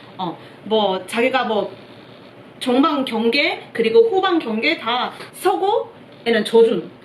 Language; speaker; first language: Korean; non-native, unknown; Chinese